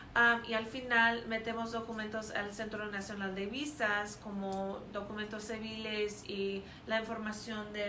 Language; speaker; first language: Spanish; non-native, fluent; English